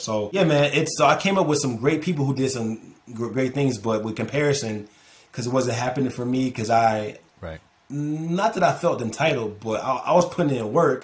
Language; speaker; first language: English; native; English